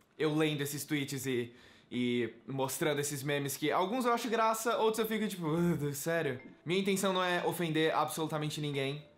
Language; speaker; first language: Portuguese; native; Portuguese